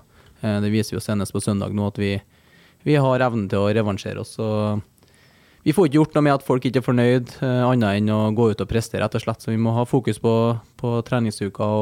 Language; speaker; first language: Norwegian; native; Norwegian